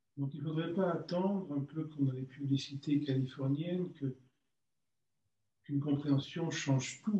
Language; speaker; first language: French; native; French